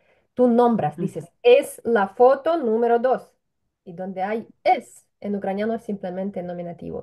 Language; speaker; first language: Spanish; non-native, fluent; Ukrainian